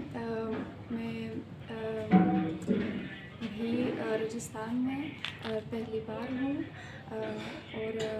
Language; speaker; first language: Hindi; non-native, learner; Russian